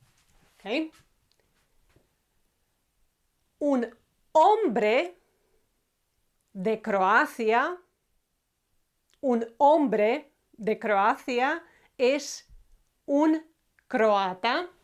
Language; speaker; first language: Spanish; non-native, fluent; Croatian